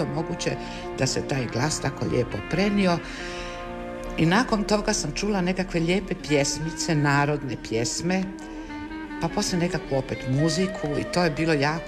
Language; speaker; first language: Croatian; native; Croatian